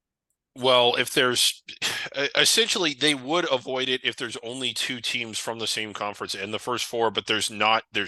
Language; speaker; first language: English; native; English